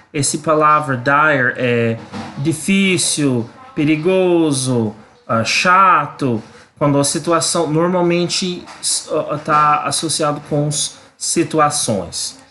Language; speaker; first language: Portuguese; non-native, learner; English